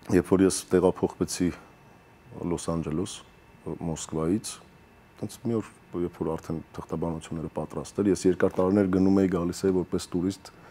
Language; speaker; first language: Armenian; early bilingual, heritage; Armenian